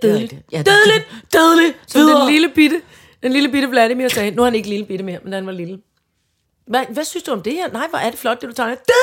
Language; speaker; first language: Danish; native; Danish